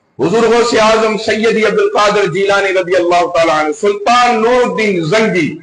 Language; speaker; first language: Urdu; non-native, local second language; Sindhi